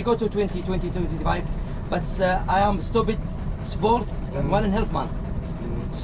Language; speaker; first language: English; non-native, learner; Arabic